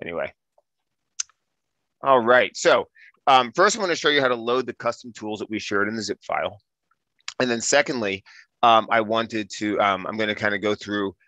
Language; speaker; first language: English; native; English